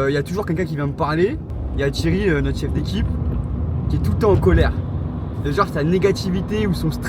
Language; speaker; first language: French; native; French